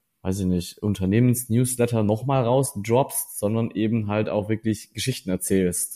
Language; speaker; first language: German; native; German